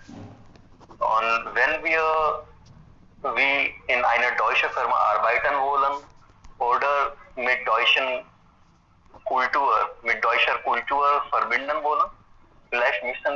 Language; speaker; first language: German; non-native, fluent; Hindi